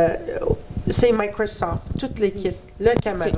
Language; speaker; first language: French; native; French